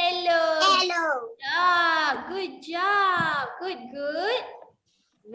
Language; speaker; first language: English; non-native, local second language; Malay